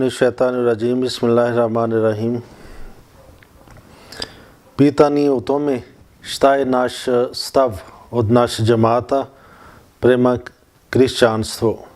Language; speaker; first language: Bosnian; non-native, fluent; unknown